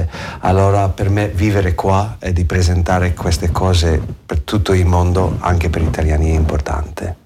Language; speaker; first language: Italian; non-native, learner; English